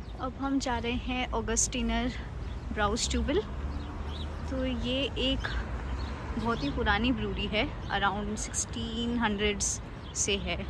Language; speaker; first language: Hindi; native; Hindi